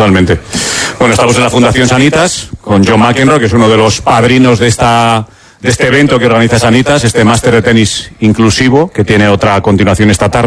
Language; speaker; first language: Spanish; native; Spanish